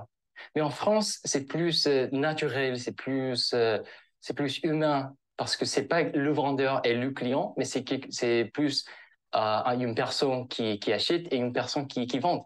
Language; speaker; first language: French; non-native, fluent; Japanese